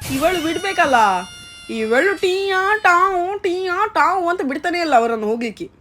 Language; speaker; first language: Kannada; non-native, local second language; Tulu